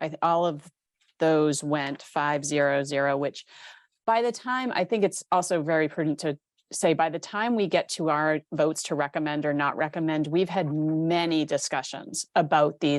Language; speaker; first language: English; native; English